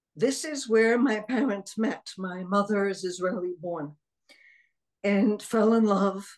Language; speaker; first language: English; early bilingual, other home language; Hebrew